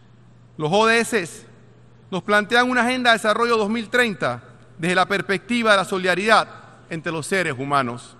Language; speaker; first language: Spanish; native; Spanish